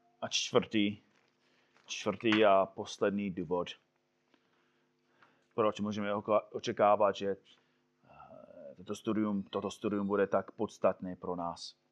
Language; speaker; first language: Czech; non-native, fluent; English